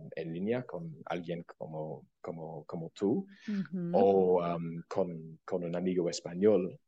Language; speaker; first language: Spanish; non-native, fluent; English